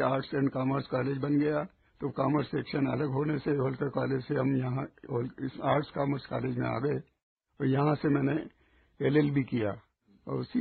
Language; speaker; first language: Hindi; native; Hindi